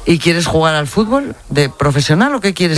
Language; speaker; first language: Spanish; native; Spanish